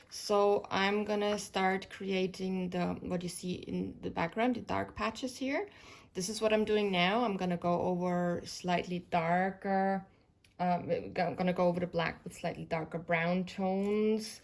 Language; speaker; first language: English; non-native, fluent; German